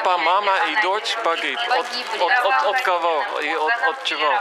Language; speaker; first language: Russian; non-native, fluent; Dutch